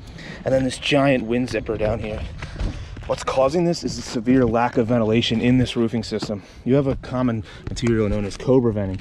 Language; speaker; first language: English; native; English